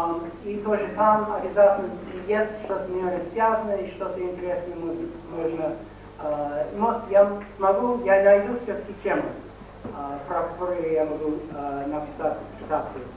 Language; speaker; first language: Russian; non-native, fluent; English